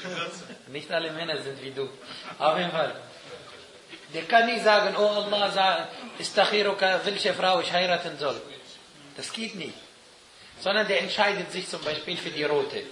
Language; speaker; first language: German; non-native, fluent; Arabic